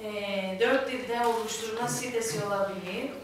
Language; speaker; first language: Turkish; non-native, learner; Greek